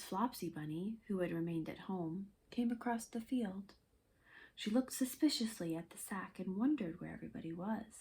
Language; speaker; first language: English; native; English